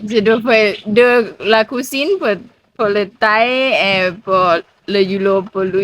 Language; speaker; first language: French; non-native, learner; Thai